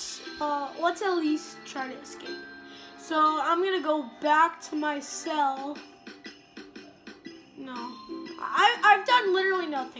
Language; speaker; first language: English; native; English